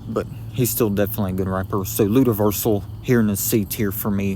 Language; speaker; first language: English; native; English